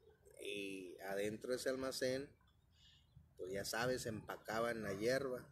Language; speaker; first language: Spanish; native; Spanish